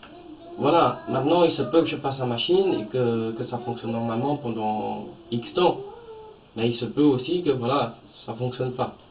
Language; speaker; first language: French; native; French